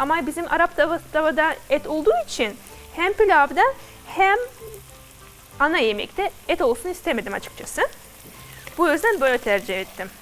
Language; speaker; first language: Turkish; non-native, fluent; Russian